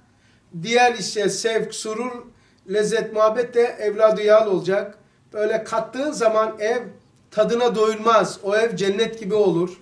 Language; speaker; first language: Turkish; native; Turkish